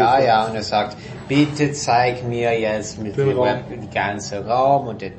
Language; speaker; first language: German; non-native, fluent; English